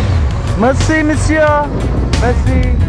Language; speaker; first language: French; non-native, learner; English